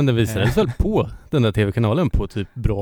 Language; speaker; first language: Swedish; native; Swedish